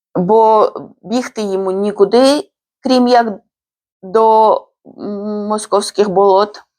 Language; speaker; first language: Ukrainian; non-native, fluent; Georgian